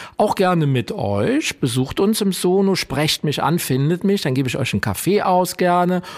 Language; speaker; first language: German; native; German